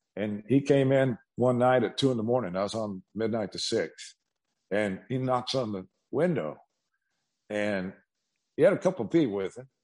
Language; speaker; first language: English; native; English